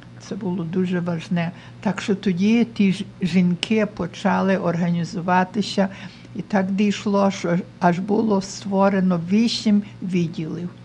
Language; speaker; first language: Ukrainian; early bilingual, heritage; Ukrainian